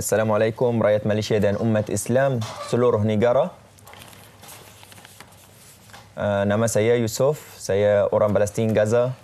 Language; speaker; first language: Indonesian; non-native, fluent; Arabic